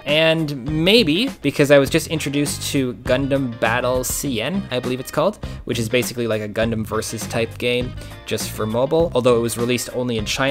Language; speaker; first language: English; native; English